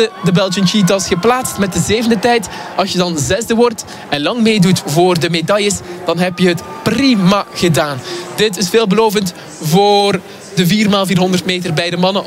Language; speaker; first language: Dutch; native; Dutch